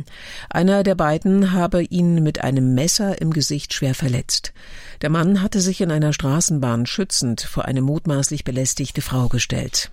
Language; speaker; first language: German; native; German